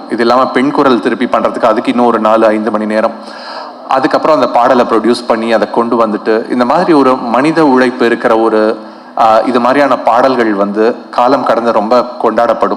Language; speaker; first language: Tamil; native; Tamil